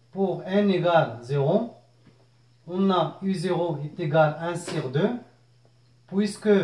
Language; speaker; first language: French; non-native, local second language; Arabic